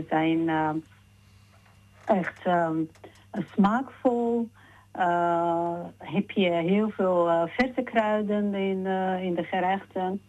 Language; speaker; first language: Dutch; non-native, learner; Georgian